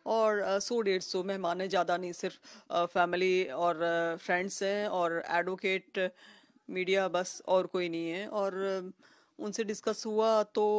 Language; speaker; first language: Hindi; native; Hindi